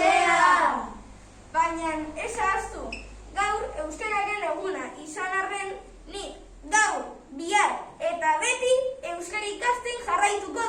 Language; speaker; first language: Basque; non-native, learner; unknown